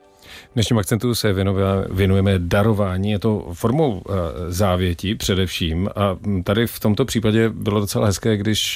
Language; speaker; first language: Czech; native; Czech